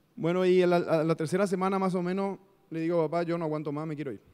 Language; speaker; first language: Spanish; native; Spanish